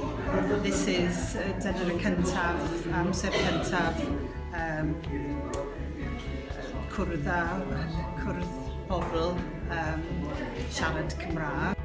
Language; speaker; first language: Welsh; non-native, local second language; English